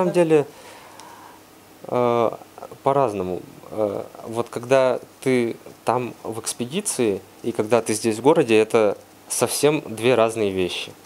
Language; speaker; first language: Russian; native; Russian